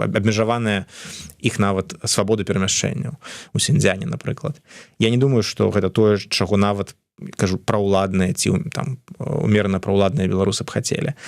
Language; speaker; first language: Belarusian; non-native, local second language; Russian